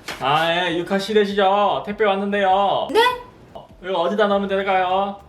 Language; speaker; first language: Korean; native; Korean